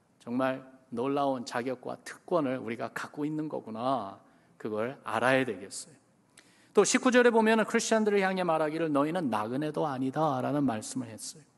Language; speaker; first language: Korean; early bilingual, other home language; English